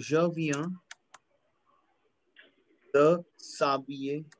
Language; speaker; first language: French; non-native, fluent; Hindi